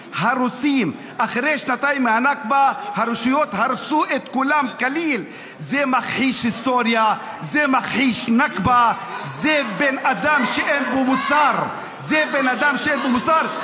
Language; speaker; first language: Hebrew; non-native, local second language; Arabic